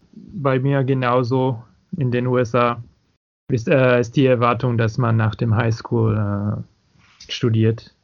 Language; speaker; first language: German; non-native, fluent; English